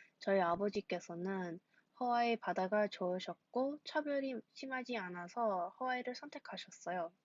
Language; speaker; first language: Korean; early bilingual, heritage; Korean